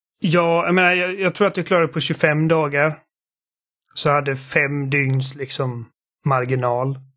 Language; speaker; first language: Swedish; early bilingual, other home language; German